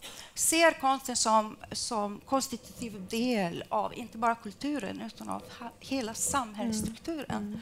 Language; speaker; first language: Swedish; non-native, fluent; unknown